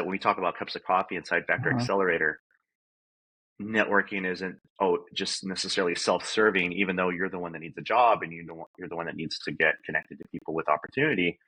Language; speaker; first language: English; native; English